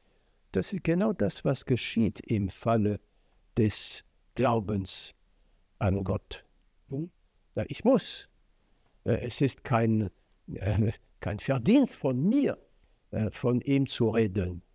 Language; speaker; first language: German; non-native, fluent; French